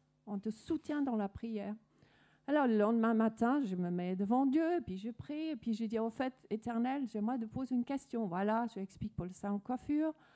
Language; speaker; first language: French; non-native, fluent; Danish